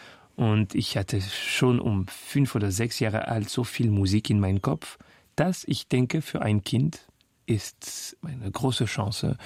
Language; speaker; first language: German; non-native, fluent; French